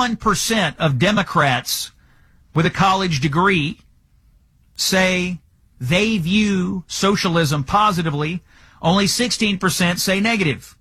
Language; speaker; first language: English; native; English